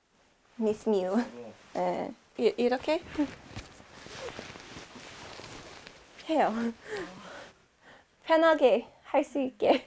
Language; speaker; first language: Korean; non-native, fluent; English